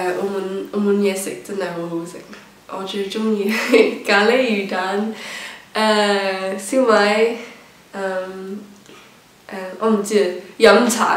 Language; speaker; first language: Cantonese; non-native, local second language; English